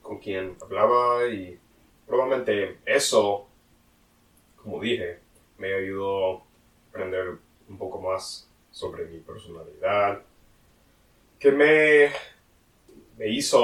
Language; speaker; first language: Spanish; non-native, learner; English